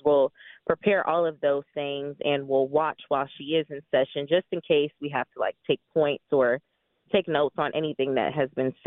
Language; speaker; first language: English; native; English